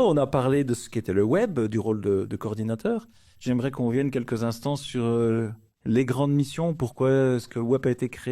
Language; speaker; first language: French; native; French